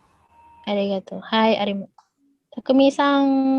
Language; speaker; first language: Japanese; non-native, learner; Indonesian